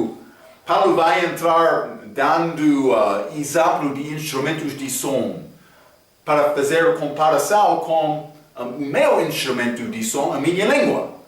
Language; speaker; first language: Portuguese; non-native, learner; English